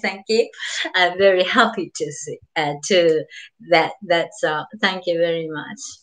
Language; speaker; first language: English; non-native, learner; Japanese